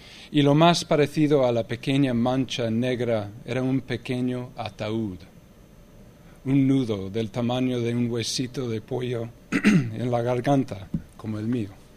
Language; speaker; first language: Spanish; non-native, fluent; English